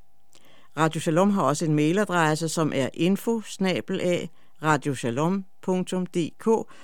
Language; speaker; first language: Danish; native; Danish